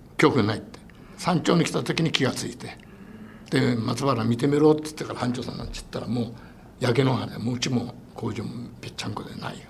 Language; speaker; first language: Japanese; native; Japanese